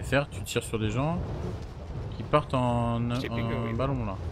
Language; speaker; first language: French; native; French